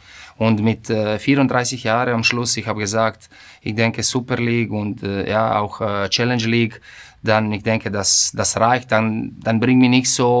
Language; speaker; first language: German; non-native, fluent; Croatian